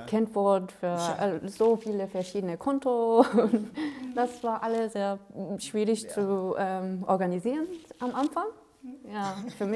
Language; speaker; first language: German; non-native, fluent; Korean